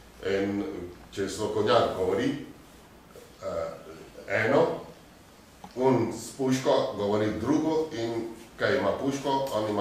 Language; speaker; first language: Slovenian; non-native, fluent; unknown